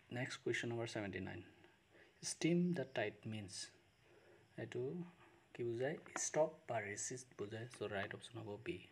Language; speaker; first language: English; non-native, local second language; Assamese